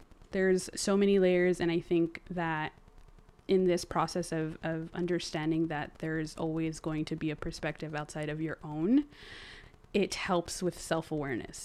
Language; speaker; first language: English; early bilingual, other home language; Spanish